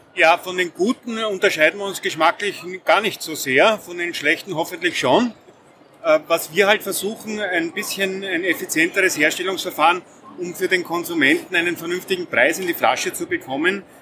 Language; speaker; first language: German; native; German